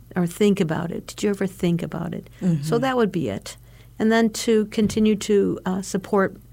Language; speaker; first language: English; native; English